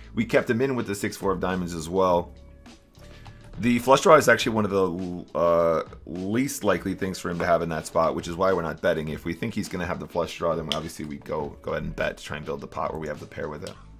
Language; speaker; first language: English; native; English